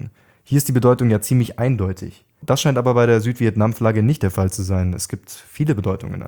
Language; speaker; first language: German; native; German